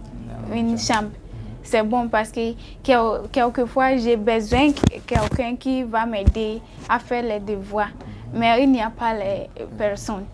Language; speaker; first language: French; non-native, learner; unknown